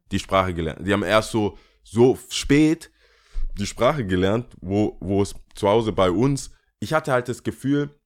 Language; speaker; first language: German; early bilingual, other home language; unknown